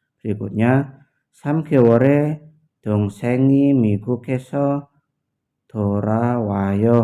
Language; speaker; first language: Korean; non-native, learner; Indonesian